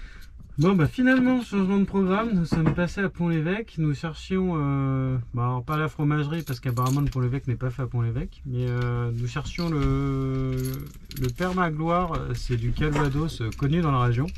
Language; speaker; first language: French; native; French